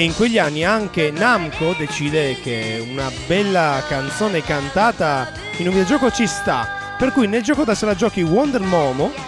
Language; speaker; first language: Italian; native; Italian